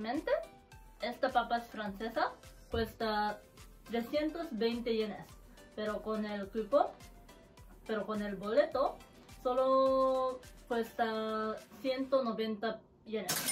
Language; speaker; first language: Spanish; non-native, learner; Japanese